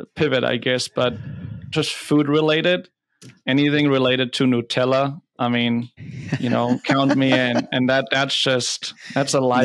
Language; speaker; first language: English; non-native, fluent; German